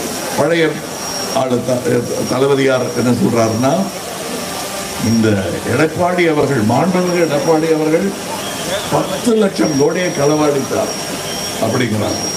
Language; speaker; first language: Tamil; native; Tamil